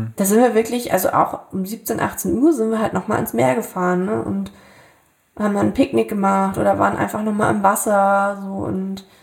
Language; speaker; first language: German; native; German